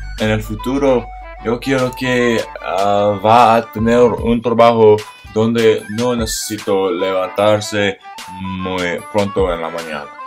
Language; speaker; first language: Spanish; non-native, learner; English